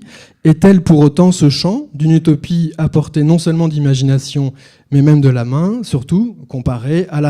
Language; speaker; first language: French; native; French